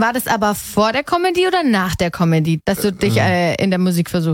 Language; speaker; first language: German; native; German